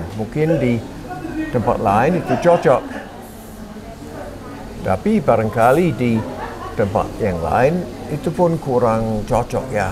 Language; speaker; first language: Indonesian; non-native, fluent; English